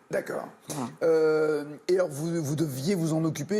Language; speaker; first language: French; native; French